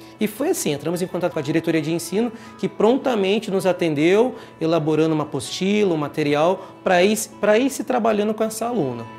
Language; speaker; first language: Portuguese; native; Portuguese